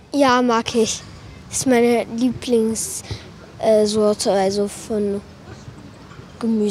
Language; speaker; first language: German; native; German